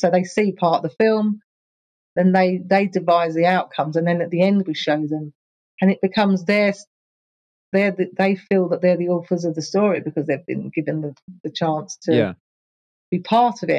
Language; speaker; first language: English; native; English